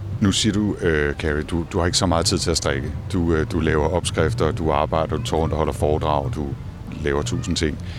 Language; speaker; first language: Danish; native; Danish